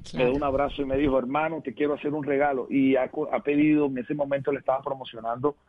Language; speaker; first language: Spanish; native; Spanish